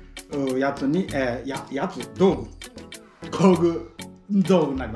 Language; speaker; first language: Japanese; native; Japanese